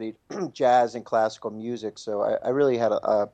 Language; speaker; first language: English; native; English